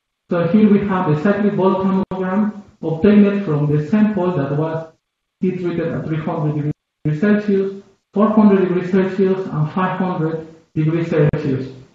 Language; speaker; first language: English; non-native, fluent; Spanish